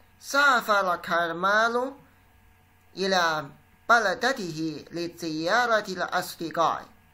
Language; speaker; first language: Arabic; non-native, learner; Chinese